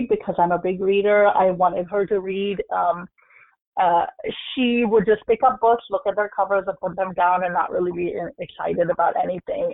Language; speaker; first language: English; non-native, local second language; Urdu